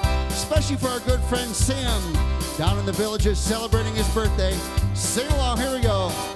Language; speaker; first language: English; native; English